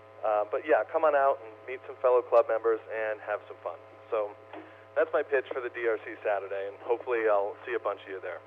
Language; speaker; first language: English; native; English